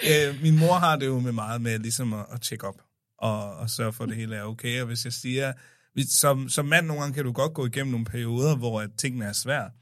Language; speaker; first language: Danish; early bilingual, other home language; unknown